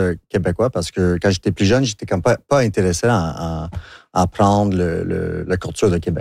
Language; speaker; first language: French; non-native, local second language; English